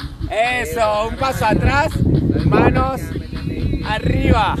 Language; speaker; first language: English; non-native, learner; Spanish